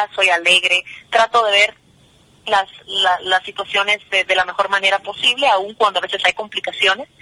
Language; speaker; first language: Spanish; early bilingual, heritage; Spanish